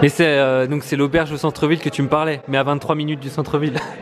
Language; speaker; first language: French; native; French